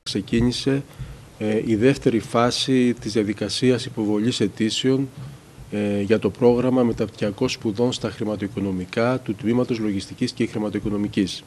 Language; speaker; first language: Greek; native; Greek